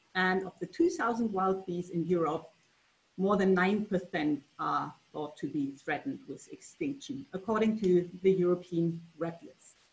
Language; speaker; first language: English; non-native, fluent; German